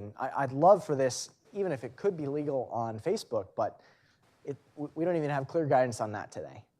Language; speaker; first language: English; native; English